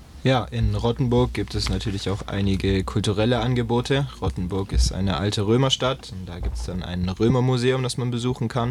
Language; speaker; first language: German; native; German